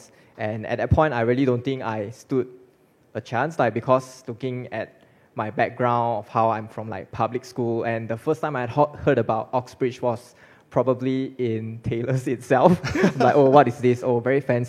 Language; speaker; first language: English; non-native, local second language; Chinese